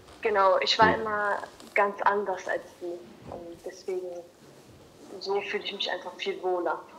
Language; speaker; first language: German; early bilingual, other home language; Italian